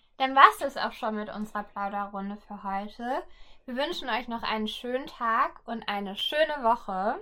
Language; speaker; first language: German; native; German